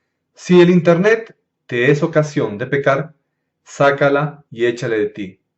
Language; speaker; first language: Spanish; native; Spanish